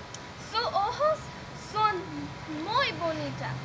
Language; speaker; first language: Spanish; non-native, learner; English